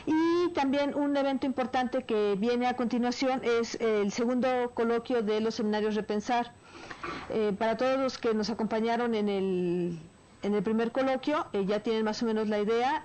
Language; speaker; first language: Spanish; native; Spanish